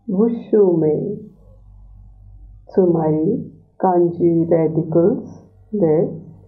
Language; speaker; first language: Japanese; non-native, fluent; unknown